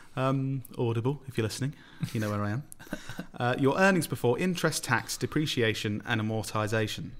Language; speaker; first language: English; native; English